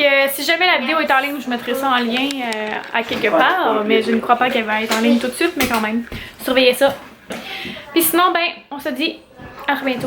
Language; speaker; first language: French; native; French